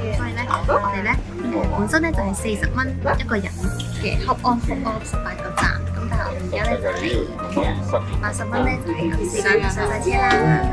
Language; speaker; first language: Chinese; native; Chinese